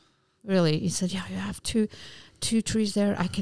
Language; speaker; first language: English; non-native, fluent; Albanian